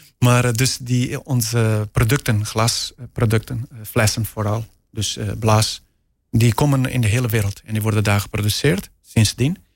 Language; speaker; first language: Dutch; non-native, fluent; Portuguese